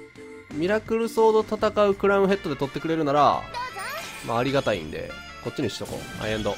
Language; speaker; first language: Japanese; native; Japanese